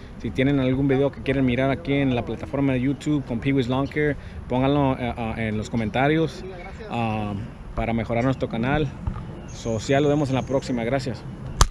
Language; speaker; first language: Spanish; early bilingual, heritage; Spanish